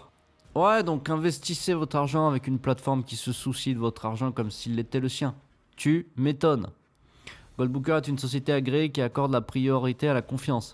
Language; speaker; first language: French; native; French